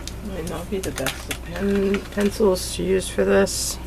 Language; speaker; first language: English; native; English